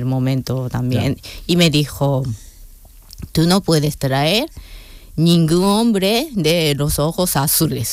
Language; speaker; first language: Spanish; non-native, fluent; Japanese